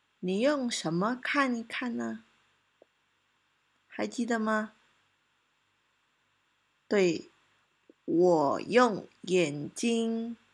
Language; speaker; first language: Chinese; non-native, local second language; Malay